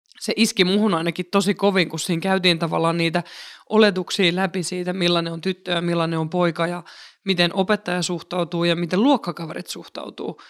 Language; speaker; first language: Finnish; native; Finnish